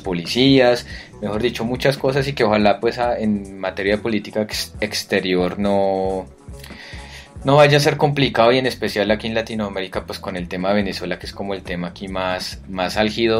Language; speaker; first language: Spanish; native; Spanish